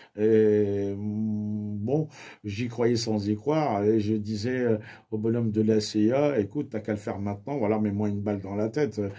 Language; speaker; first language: French; early bilingual, other home language; Armenian